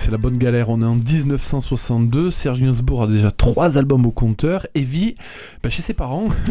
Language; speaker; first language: French; native; French